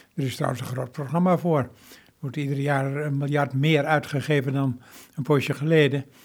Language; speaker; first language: Dutch; native; Dutch